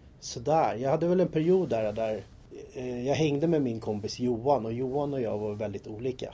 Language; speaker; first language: Swedish; native; Swedish